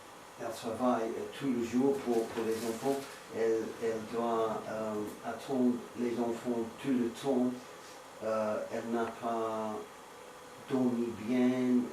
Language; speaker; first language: French; non-native, learner; English